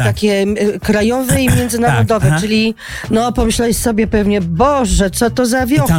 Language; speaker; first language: Polish; native; Polish